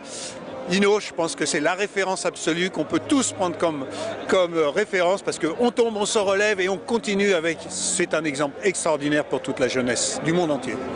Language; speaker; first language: French; native; French